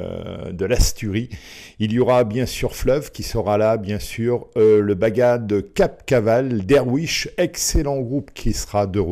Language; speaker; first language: French; native; French